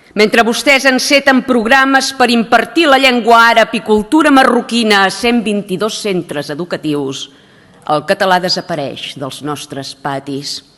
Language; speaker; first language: Catalan; native; Catalan